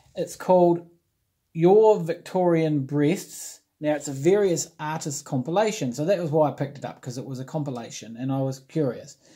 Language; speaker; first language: English; native; English